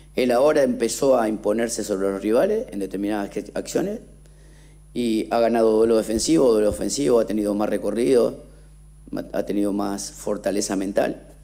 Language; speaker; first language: Spanish; native; Spanish